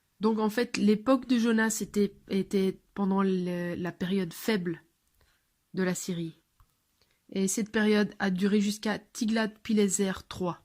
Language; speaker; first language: French; non-native, fluent; English